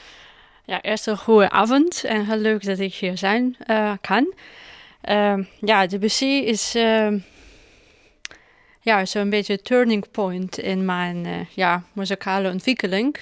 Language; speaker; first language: Dutch; non-native, fluent; Russian